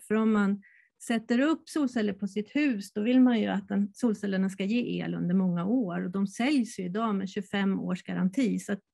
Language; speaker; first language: Swedish; native; Swedish